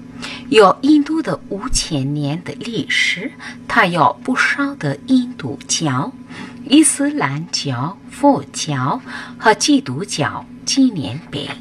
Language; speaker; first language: Chinese; non-native, fluent; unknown